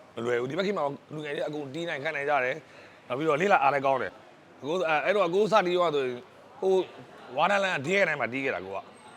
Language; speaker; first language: Burmese; native; Burmese